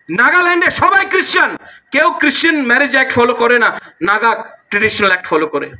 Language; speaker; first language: Bangla; non-native, local second language; Kok Borok